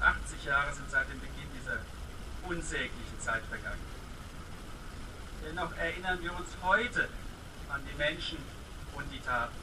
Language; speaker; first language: German; native; German